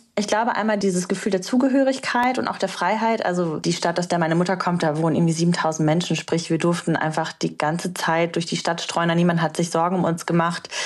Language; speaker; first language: German; early bilingual, other home language; Romanian